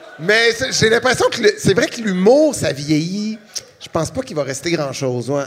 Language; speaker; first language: French; native; French